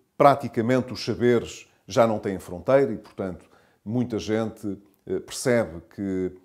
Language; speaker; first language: Portuguese; native; Portuguese